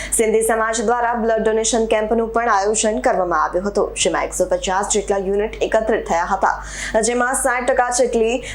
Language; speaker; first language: Gujarati; native; Gujarati